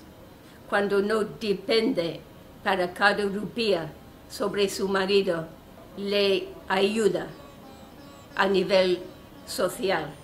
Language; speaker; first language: Spanish; non-native, fluent; English